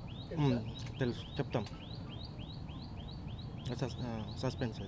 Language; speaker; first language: Telugu; native; Telugu